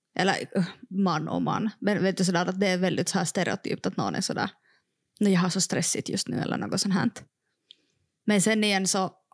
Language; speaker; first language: Swedish; non-native, local second language; Finnish